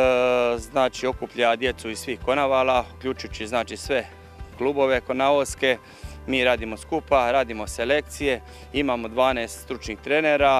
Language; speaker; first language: Croatian; native; Croatian